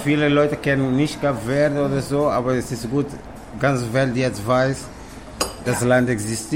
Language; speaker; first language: German; non-native, learner; Kabuverdianu